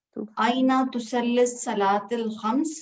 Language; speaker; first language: Arabic; non-native, learner; Urdu